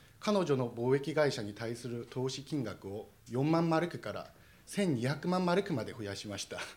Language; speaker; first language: Japanese; non-native, fluent; Korean